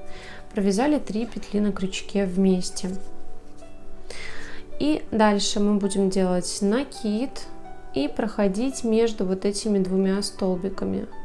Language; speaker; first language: Russian; native; Russian